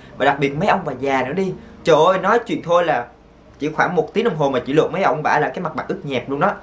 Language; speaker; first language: Vietnamese; native; Vietnamese